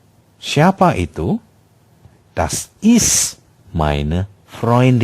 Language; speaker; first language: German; non-native, fluent; Indonesian